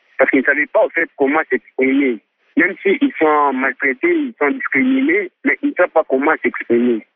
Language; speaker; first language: French; non-native, local second language; Swahili